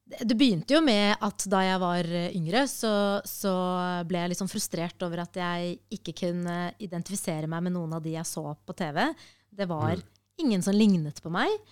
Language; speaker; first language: Norwegian; early bilingual, other home language; Arabic